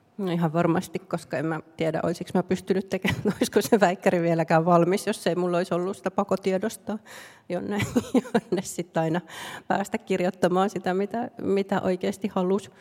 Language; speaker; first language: Finnish; native; Finnish